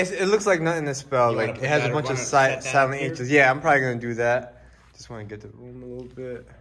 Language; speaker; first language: English; early bilingual, other home language; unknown